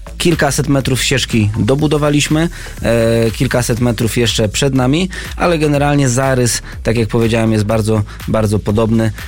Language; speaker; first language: Polish; native; Polish